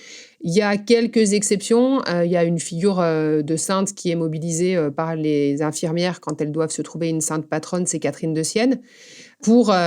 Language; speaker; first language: French; native; French